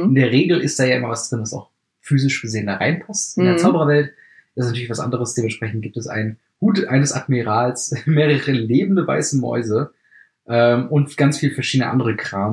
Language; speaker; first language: German; native; German